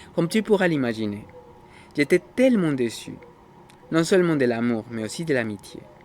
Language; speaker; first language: French; non-native, fluent; Spanish